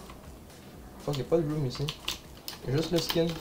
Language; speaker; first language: French; native; French